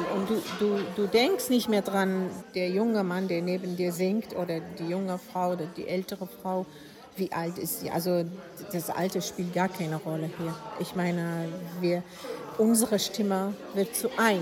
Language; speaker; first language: German; non-native, fluent; Arabic